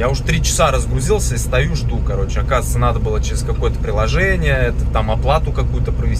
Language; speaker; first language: Russian; native; Russian